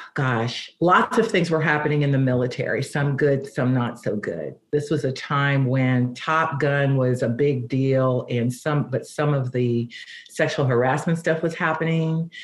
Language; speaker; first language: English; native; English